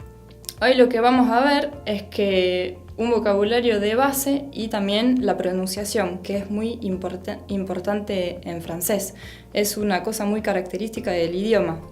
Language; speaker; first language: Spanish; non-native, fluent; French